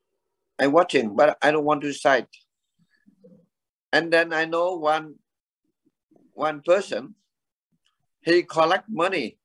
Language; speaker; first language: English; non-native, learner; Vietnamese